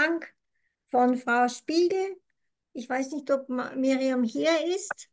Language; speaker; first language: German; non-native, fluent; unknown